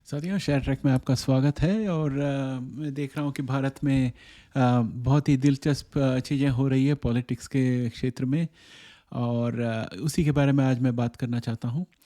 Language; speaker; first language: Hindi; native; Hindi